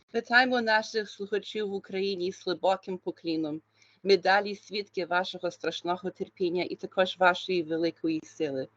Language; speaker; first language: Ukrainian; early bilingual, other home language; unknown